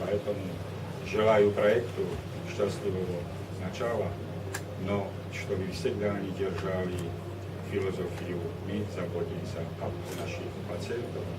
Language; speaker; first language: Russian; non-native, learner; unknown